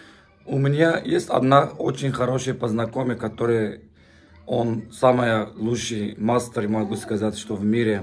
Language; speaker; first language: Russian; non-native, learner; Turkish